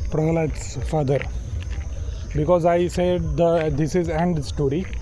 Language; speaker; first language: English; non-native, local second language; Gujarati